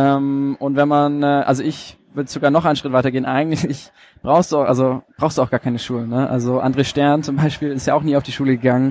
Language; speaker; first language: German; native; German